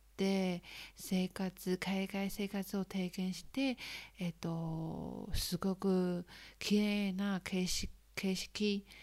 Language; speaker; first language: Japanese; non-native, learner; Chinese